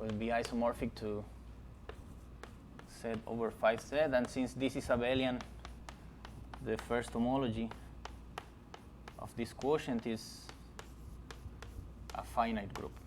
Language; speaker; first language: English; non-native, fluent; Spanish